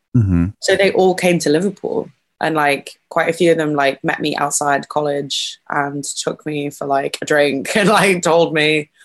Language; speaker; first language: English; native; English